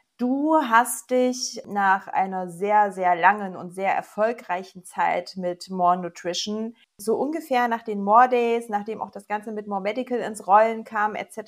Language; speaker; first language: German; native; German